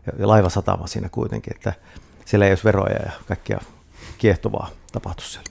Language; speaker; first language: Finnish; native; Finnish